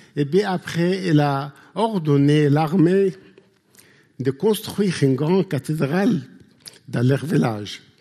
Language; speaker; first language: French; non-native, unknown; Arabic